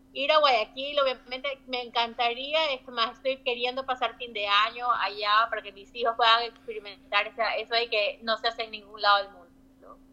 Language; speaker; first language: Spanish; native; Spanish